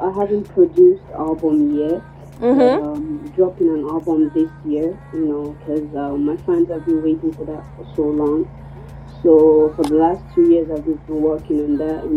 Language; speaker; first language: English; non-native, local second language; Krio